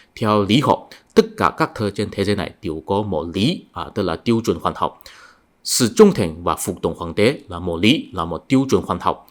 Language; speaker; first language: Vietnamese; non-native, fluent; Chinese